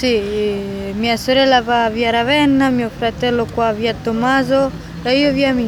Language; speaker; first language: Italian; early bilingual, other home language; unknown